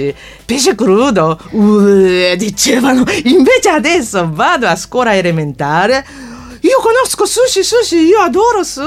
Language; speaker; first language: Italian; non-native, fluent; Japanese